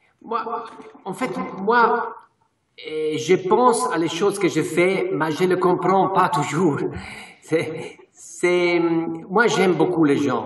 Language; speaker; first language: French; non-native, fluent; Italian